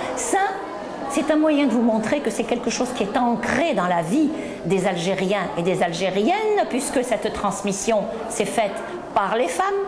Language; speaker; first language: French; non-native, local second language; Arabic